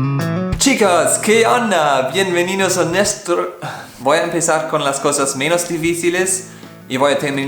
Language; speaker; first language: Spanish; non-native, fluent; German